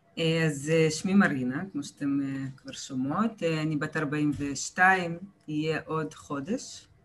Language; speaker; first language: Hebrew; early bilingual, other home language; Russian